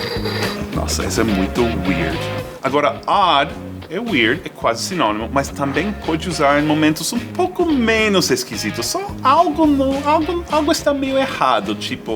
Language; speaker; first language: Portuguese; non-native, fluent; English